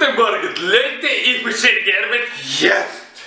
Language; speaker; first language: German; non-native, learner; Russian